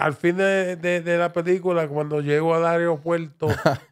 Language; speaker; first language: Spanish; early bilingual, heritage; Spanish